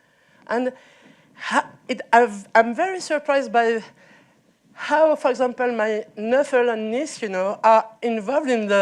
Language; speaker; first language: English; non-native, learner; French